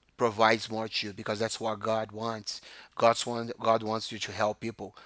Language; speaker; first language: English; non-native, fluent; Portuguese